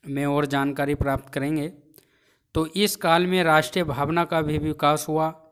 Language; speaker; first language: Hindi; native; Hindi